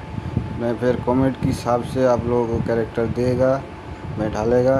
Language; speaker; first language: Hindi; non-native, local second language; Bangla